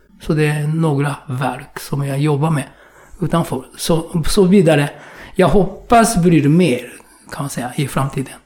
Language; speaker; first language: Swedish; non-native, fluent; Japanese